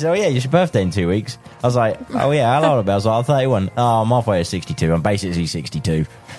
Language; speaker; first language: English; native; English